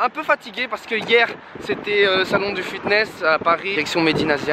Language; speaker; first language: French; native; French